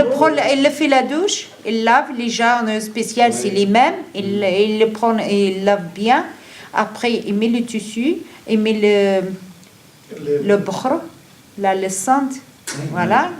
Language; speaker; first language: French; non-native, learner; Arabic